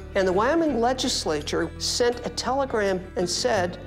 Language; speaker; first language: English; native; English